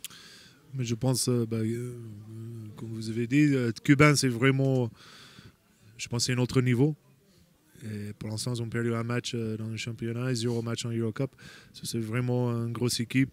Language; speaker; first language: French; non-native, fluent; English